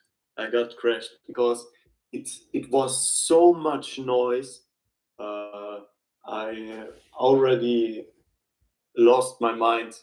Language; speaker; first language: English; non-native, learner; German